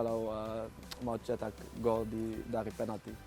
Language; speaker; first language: Indonesian; non-native, fluent; Dutch